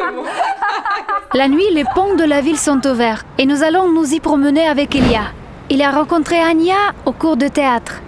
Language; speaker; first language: French; non-native, fluent; Russian